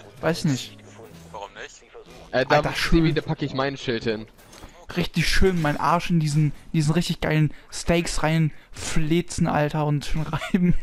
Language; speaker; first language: German; native; German